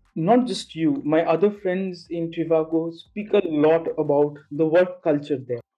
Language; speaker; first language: English; non-native, local second language; Bangla